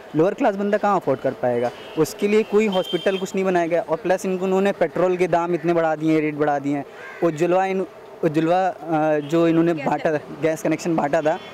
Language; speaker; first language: Hindi; native; Hindi